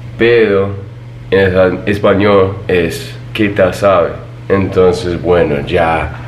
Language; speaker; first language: Spanish; non-native, fluent; English